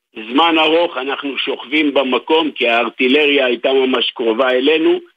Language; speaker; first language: Hebrew; native; Hebrew